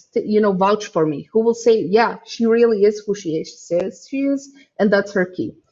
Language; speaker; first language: English; non-native, fluent; Croatian